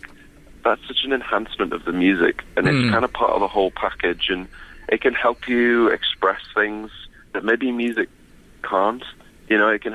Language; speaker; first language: English; native; English